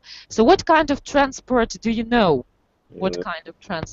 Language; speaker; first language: English; non-native, fluent; Russian